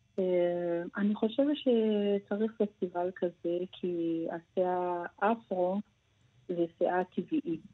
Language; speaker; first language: Hebrew; non-native, fluent; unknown